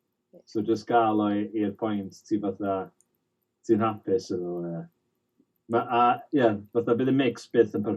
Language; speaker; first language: Welsh; native; Welsh